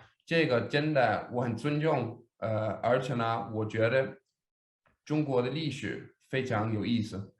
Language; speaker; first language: Chinese; non-native, fluent; Danish